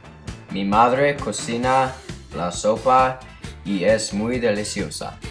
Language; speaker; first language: Spanish; non-native, learner; English